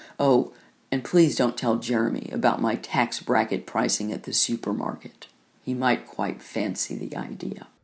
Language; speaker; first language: English; native; English